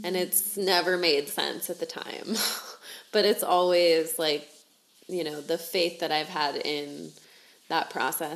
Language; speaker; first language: English; native; English